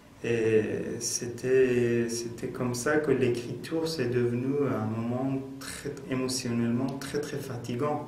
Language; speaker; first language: French; non-native, fluent; Persian